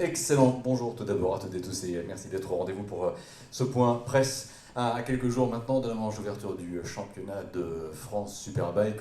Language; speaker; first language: French; native; French